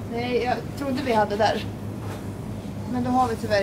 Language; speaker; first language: Swedish; native; Swedish